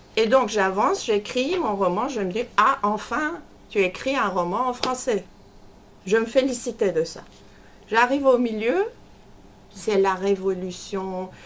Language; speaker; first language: French; non-native, fluent; Persian